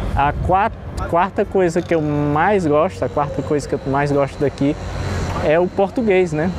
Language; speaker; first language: Portuguese; native; Portuguese